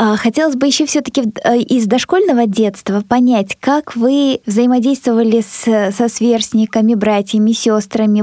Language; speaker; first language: Russian; non-native, local second language; Buriat